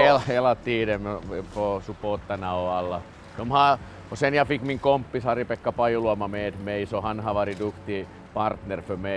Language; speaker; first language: Swedish; non-native, fluent; Finnish